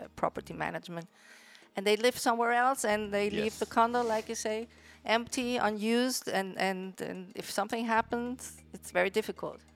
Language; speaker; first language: English; non-native, fluent; Spanish